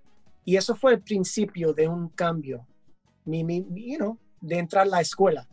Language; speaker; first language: Spanish; early bilingual, heritage; English